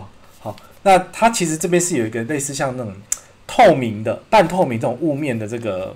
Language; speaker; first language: Chinese; native; Chinese